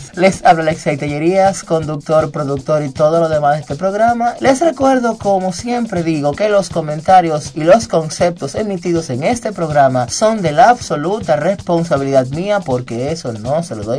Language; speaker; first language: Spanish; native; Spanish